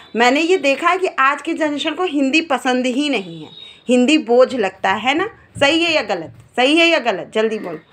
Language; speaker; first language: Hindi; native; Hindi